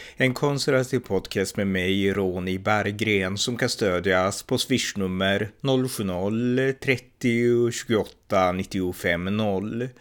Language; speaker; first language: Swedish; native; Swedish